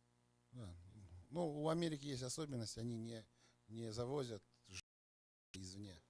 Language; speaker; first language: Russian; native; Russian